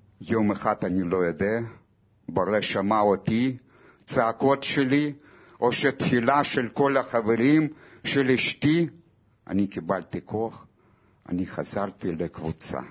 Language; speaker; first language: Hebrew; non-native, fluent; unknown